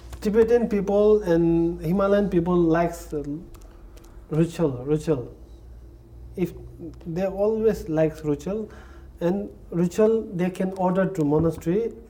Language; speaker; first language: English; non-native, learner; Tibetan